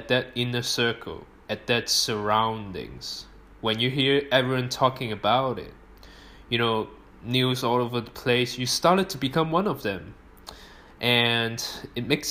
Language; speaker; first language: English; non-native, local second language; Cantonese